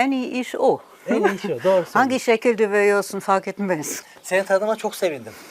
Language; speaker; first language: Turkish; non-native, learner; German